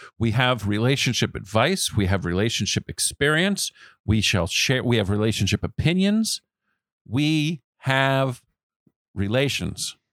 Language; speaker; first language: English; native; English